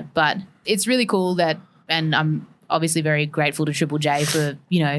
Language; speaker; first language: English; native; English